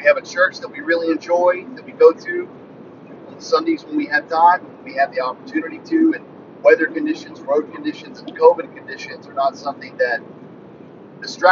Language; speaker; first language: English; native; English